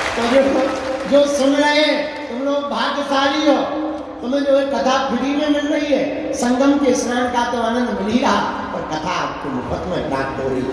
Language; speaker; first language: Hindi; native; Hindi